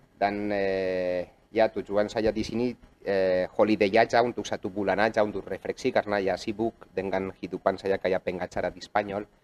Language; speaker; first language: Indonesian; non-native, fluent; Catalan